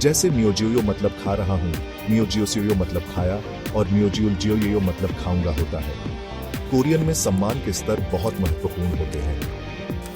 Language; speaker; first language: Hindi; native; Hindi